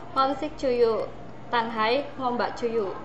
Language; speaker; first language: Cantonese; non-native, learner; Indonesian